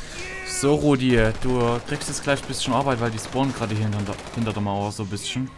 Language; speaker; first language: German; native; German